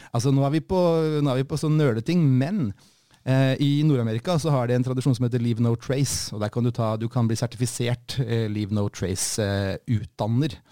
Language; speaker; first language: Norwegian; native; Norwegian